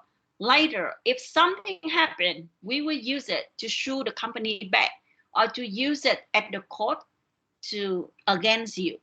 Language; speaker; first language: English; non-native, local second language; Vietnamese